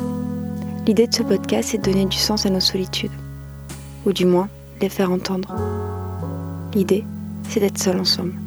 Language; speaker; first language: French; native; French